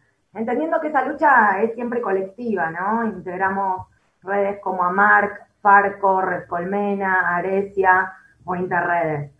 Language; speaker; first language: Spanish; native; Spanish